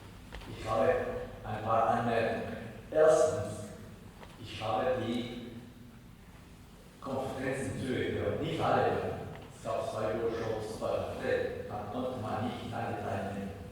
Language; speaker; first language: German; non-native, fluent; Spanish